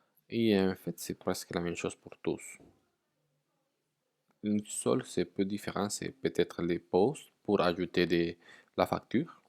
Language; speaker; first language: French; non-native, fluent; Spanish